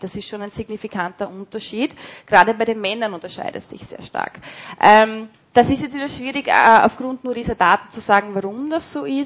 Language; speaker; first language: German; native; German